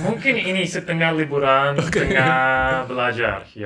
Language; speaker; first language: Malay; non-native, learner; English